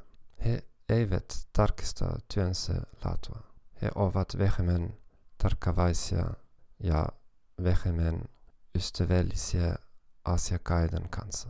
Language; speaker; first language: Finnish; non-native, fluent; German